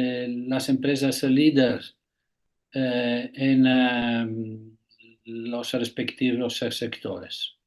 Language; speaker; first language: Spanish; non-native, fluent; Italian